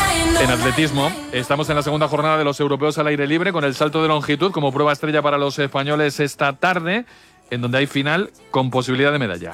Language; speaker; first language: Spanish; native; Spanish